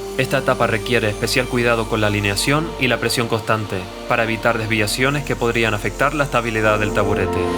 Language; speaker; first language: Spanish; native; Spanish